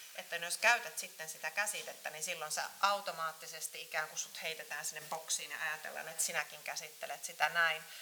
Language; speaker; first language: Finnish; native; Finnish